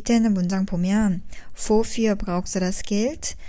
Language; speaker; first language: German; non-native, fluent; Korean